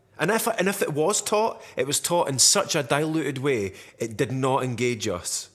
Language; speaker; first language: English; native; English